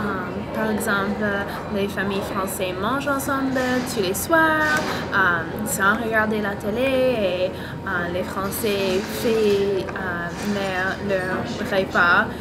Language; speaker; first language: French; non-native, learner; English